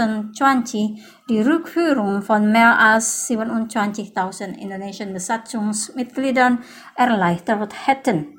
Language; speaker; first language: German; non-native, fluent; Indonesian